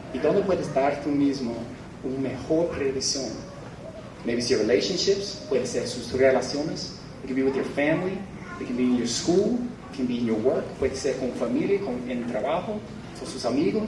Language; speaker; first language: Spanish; non-native, fluent; English